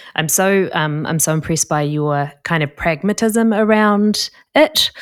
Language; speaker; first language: English; native; English